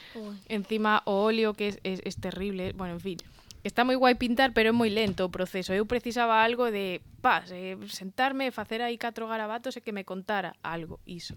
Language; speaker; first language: Galician; non-native, local second language; Spanish